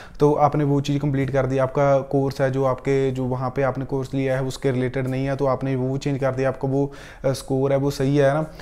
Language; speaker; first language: Hindi; non-native, local second language; Punjabi